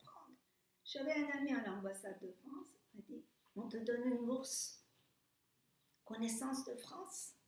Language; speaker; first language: French; non-native, fluent; Turkish